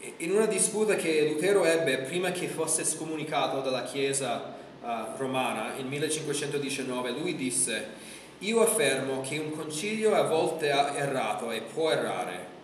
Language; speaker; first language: Italian; non-native, fluent; English